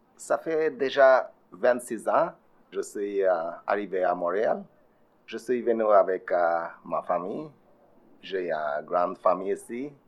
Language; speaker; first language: French; non-native, learner; Bangla